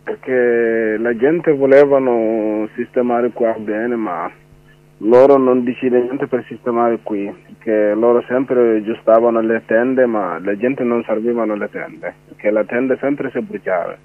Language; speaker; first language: Italian; non-native, learner; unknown